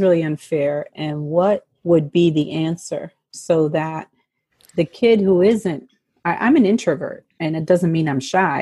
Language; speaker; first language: English; early bilingual, other home language; Spanish